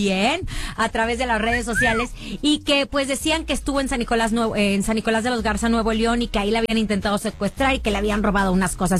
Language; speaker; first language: Spanish; native; Spanish